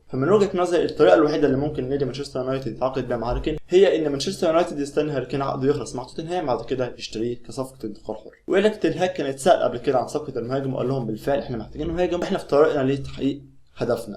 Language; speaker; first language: Arabic; native; Arabic